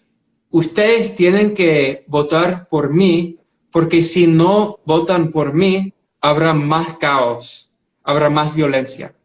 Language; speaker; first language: Spanish; non-native, fluent; English